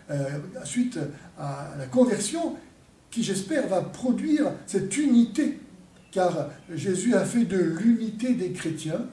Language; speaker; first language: French; native; French